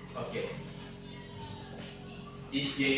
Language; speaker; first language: German; non-native, learner; Indonesian